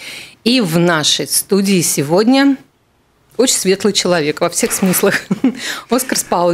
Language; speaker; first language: Russian; native; Russian